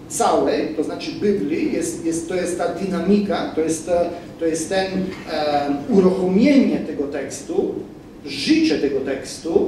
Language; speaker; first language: Polish; non-native, fluent; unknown